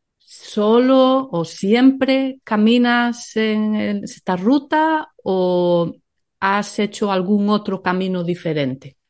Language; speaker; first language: Spanish; native; Spanish